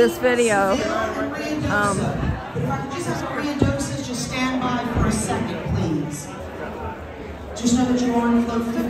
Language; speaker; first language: English; native; English